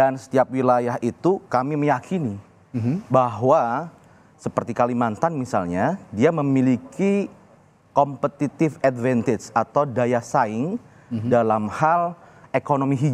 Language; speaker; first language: Indonesian; native; Indonesian